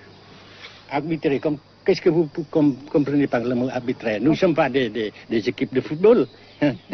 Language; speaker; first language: French; non-native, local second language; Vietnamese